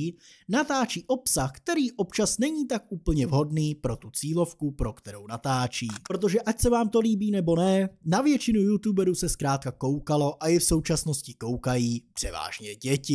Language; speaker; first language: Czech; native; Czech